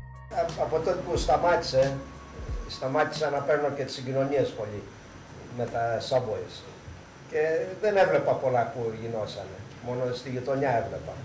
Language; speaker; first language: Greek; early bilingual, heritage; Greek